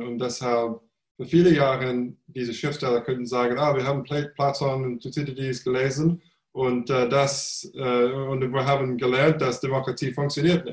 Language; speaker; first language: German; non-native, fluent; English